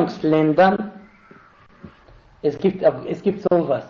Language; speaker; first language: German; non-native, fluent; Arabic